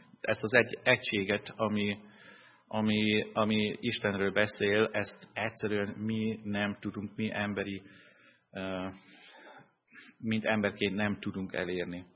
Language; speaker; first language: Hungarian; non-native, fluent; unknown